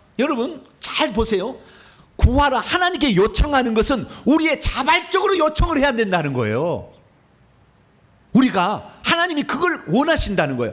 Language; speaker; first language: Korean; native; Korean